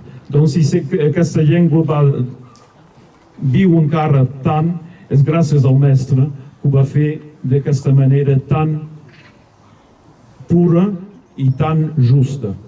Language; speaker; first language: Catalan; non-native, local second language; French